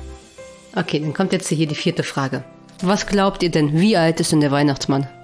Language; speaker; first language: German; native; German